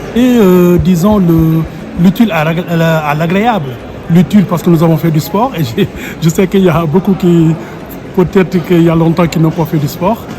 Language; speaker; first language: French; non-native, fluent; Italian